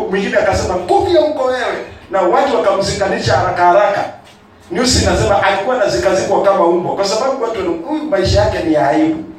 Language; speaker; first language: Swahili; non-native, local second language; Kikuyu